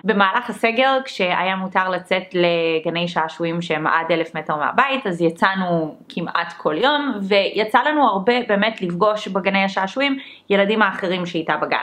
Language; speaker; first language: Hebrew; early bilingual, other home language; English